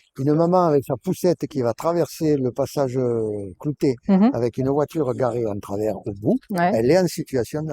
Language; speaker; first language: French; native; French